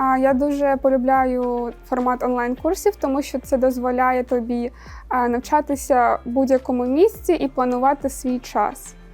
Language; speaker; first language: Ukrainian; native; Ukrainian